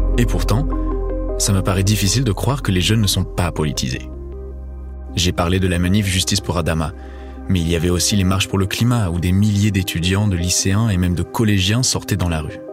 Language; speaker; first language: French; non-native, fluent; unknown